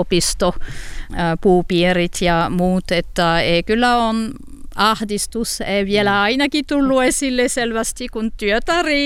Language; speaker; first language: Finnish; non-native, learner; French